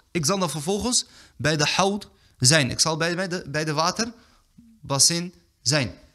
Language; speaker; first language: Dutch; early bilingual, other home language; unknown